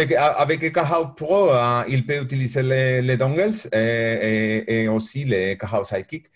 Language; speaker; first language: French; non-native, learner; Spanish